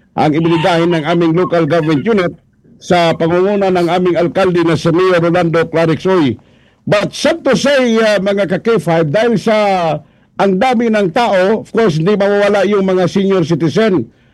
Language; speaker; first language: Filipino; non-native, local second language; Cebuano